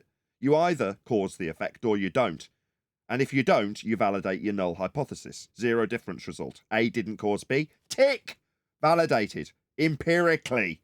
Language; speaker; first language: English; native; English